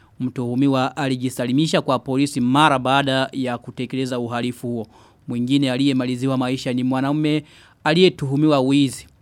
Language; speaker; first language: Swahili; non-native, local second language; Rundi